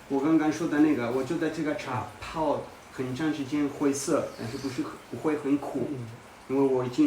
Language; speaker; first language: Chinese; non-native, learner; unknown